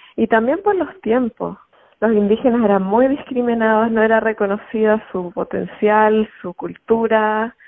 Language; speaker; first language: Spanish; native; Spanish